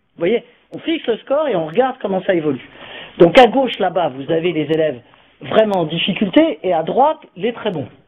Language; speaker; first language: French; native; French